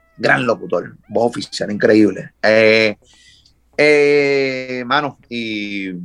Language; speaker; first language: Spanish; native; Spanish